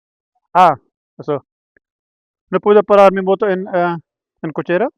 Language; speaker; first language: Spanish; non-native, learner; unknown